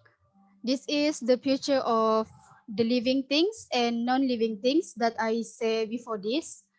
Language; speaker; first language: English; non-native, learner; Indonesian